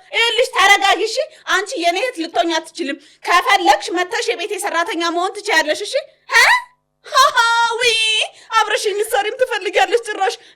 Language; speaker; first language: Amharic; native; Amharic